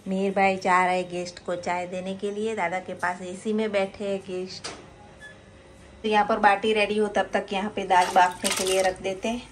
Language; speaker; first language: Hindi; non-native, local second language; Gujarati